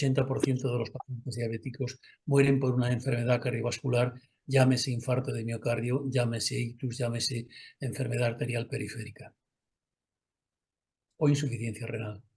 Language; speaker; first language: Spanish; native; Spanish